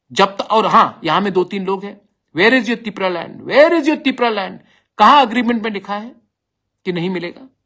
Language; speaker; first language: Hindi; non-native, local second language; Bangla